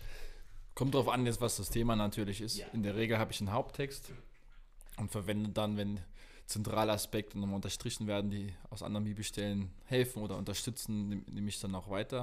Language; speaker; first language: German; native; German